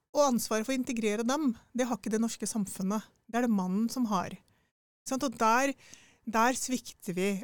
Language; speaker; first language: Norwegian; early bilingual, other home language; Urdu